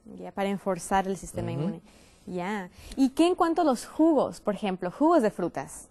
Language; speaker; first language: Spanish; native; Spanish